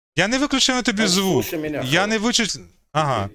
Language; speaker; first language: Ukrainian; native; Ukrainian